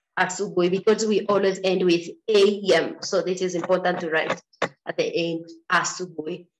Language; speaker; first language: English; non-native, local second language; Swahili